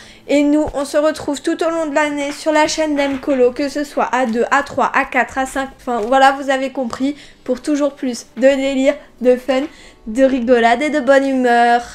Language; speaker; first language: French; native; French